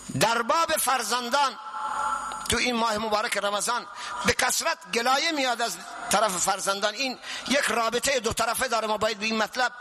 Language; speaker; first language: Persian; non-native, local second language; Baluchi